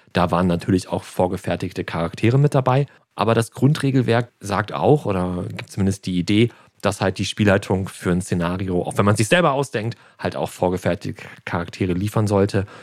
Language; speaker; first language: German; native; German